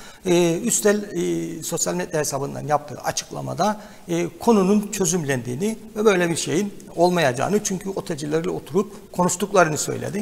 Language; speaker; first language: Turkish; native; Turkish